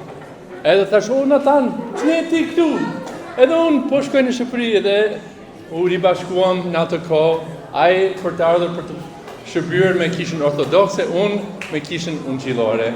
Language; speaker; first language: Albanian; non-native, fluent; English